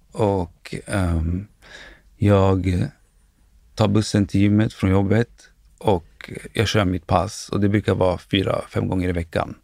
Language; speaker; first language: Swedish; early bilingual, other home language; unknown